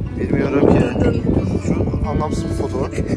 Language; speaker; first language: Turkish; native; Turkish